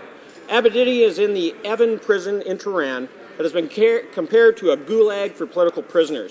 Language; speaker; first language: English; native; English